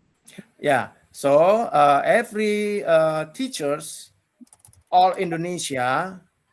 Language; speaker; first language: English; non-native, learner; Indonesian